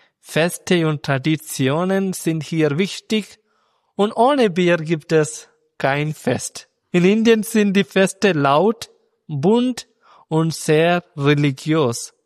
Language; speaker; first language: German; non-native, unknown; Malayalam